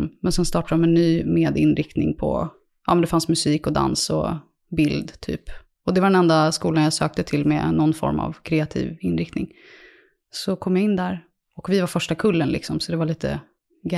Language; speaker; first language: Swedish; native; Swedish